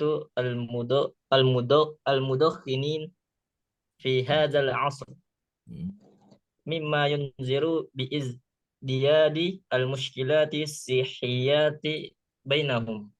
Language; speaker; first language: Arabic; non-native, learner; Indonesian